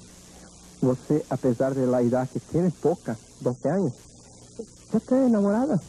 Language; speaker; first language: Spanish; non-native, learner; Portuguese